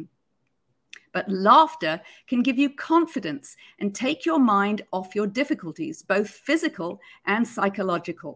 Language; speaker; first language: English; native; English